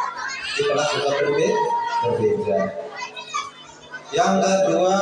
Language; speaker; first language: Indonesian; non-native, local second language; Banjar